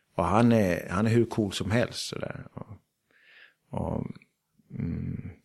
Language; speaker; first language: Swedish; early bilingual, heritage; Danish